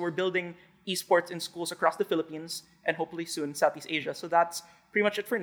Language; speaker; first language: English; non-native, local second language; Hiligaynon